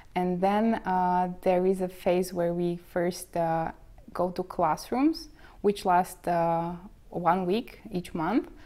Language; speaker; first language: English; non-native, fluent; Slovak